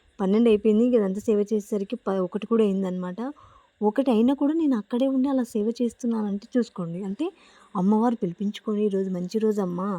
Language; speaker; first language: Telugu; native; Telugu